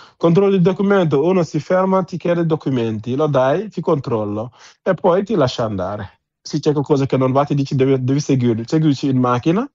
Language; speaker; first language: Italian; non-native, fluent; Wolof